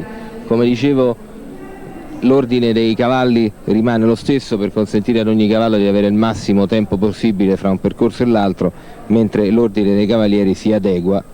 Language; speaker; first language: Italian; native; Italian